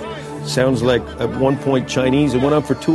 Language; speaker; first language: English; native; English